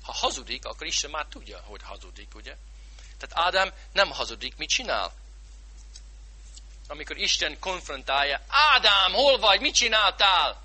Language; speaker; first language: Hungarian; non-native, fluent; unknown